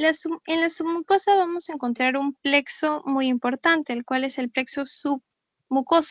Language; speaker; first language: Spanish; native; Spanish